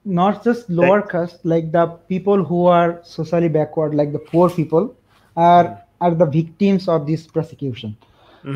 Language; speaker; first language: English; non-native, local second language; Bangla